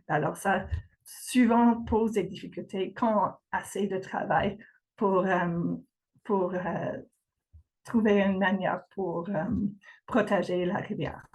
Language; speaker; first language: French; non-native, fluent; English